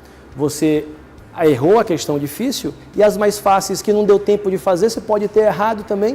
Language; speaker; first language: Portuguese; native; Portuguese